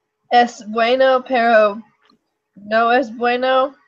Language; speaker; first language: Spanish; non-native, learner; English